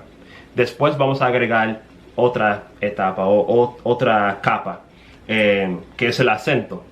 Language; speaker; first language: Spanish; non-native, fluent; English